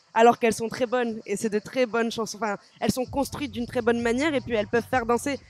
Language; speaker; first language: French; native; French